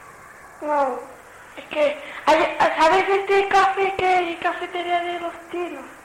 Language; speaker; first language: Spanish; non-native, learner; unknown